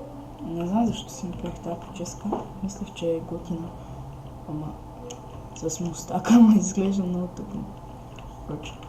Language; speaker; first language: Bulgarian; native; Bulgarian